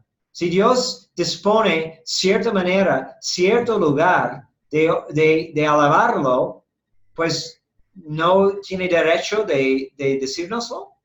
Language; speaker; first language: Spanish; non-native, fluent; English